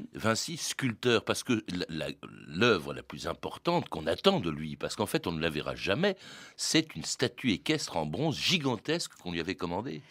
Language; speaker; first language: French; native; French